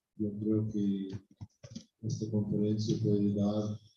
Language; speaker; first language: Spanish; non-native, fluent; English